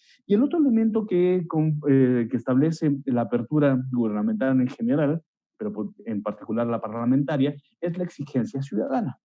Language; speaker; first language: Spanish; native; Spanish